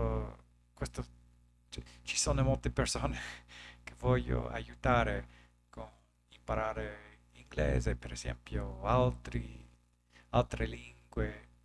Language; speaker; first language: Italian; non-native, learner; English